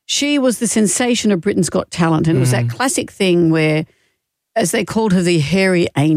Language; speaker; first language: English; native; English